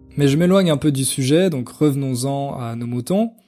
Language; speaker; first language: French; native; French